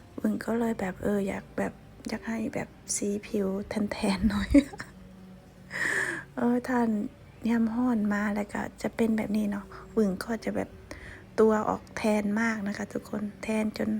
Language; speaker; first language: Thai; non-native, local second language; Lao